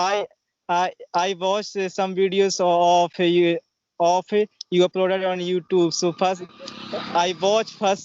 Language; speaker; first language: English; non-native, learner; Hindi